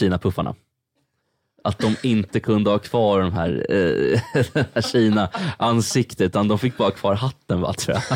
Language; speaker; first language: Swedish; native; Swedish